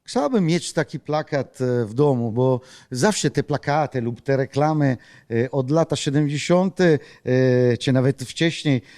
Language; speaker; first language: Polish; non-native, learner; Italian